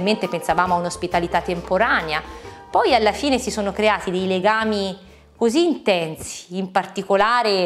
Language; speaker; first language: Italian; native; Italian